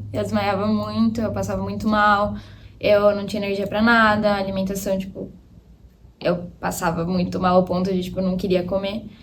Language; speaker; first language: Portuguese; early bilingual, other home language; Spanish